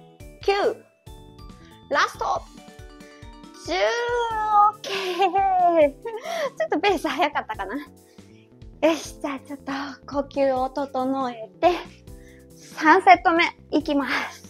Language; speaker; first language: Japanese; native; Japanese